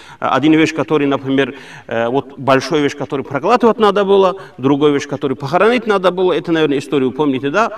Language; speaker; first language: Russian; non-native, local second language; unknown